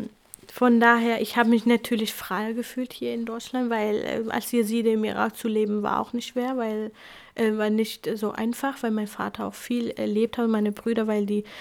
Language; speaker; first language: German; non-native, fluent; Kurdish